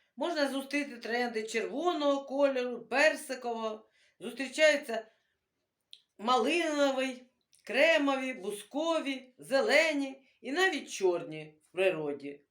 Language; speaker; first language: Ukrainian; non-native, local second language; Russian